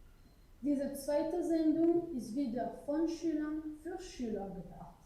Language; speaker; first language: German; non-native, learner; French